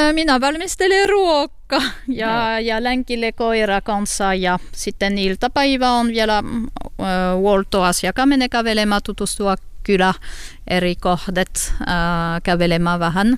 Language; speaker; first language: Finnish; non-native, learner; French